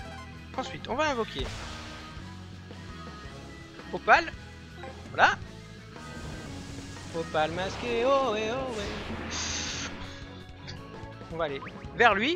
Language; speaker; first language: French; native; French